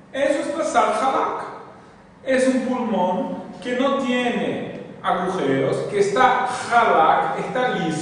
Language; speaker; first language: Spanish; non-native, fluent; Portuguese